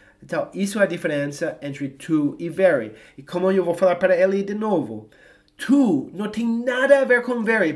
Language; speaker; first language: Portuguese; non-native, fluent; English